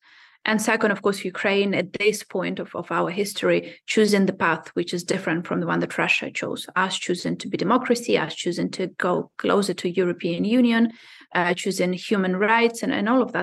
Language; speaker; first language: English; non-native, fluent; Ukrainian